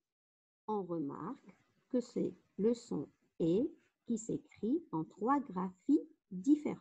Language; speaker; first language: French; non-native, local second language; Arabic